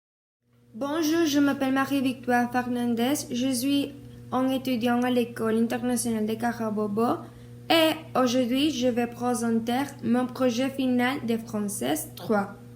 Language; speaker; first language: French; non-native, learner; Spanish